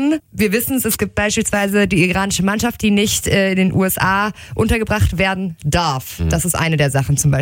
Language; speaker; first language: German; native; German